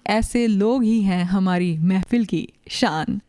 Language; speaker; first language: Hindi; non-native, local second language; Punjabi